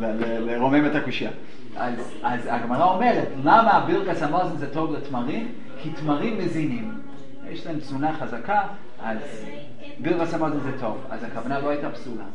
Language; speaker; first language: Hebrew; non-native, fluent; English